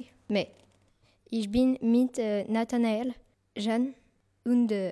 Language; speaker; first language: German; non-native, learner; French